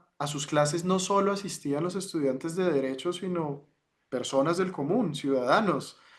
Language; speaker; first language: Spanish; native; Spanish